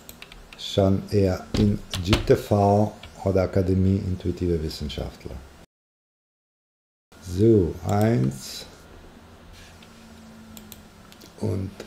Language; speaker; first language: German; non-native, fluent; Italian